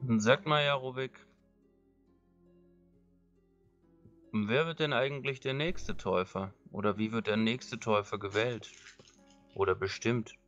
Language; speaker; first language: German; native; German